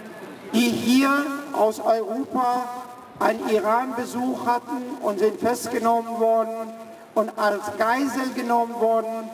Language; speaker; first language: German; early bilingual, other home language; Persian